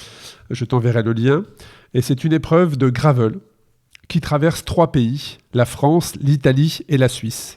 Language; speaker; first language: French; native; French